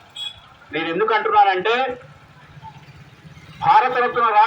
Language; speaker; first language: Telugu; native; Telugu